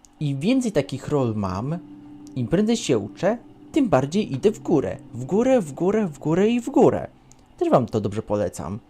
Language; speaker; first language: Polish; native; Polish